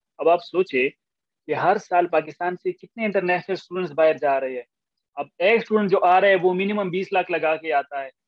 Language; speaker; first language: Urdu; non-native, local second language; Pashto